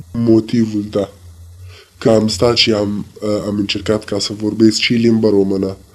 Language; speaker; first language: Romanian; non-native, learner; Arabic